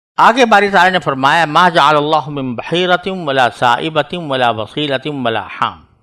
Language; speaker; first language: Urdu; native; Urdu